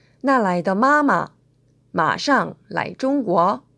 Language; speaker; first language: Chinese; non-native, fluent; Korean